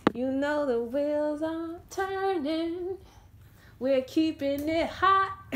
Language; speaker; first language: English; native; English